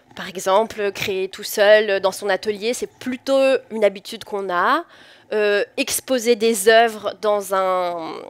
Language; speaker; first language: French; native; French